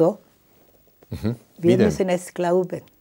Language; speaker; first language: German; non-native, fluent; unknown